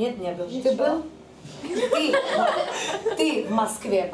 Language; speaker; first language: Russian; non-native, fluent; Slovak